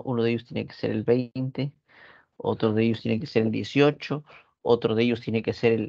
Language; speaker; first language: Spanish; native; Spanish